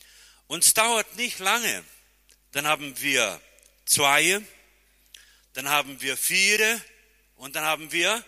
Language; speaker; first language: German; non-native, fluent; Portuguese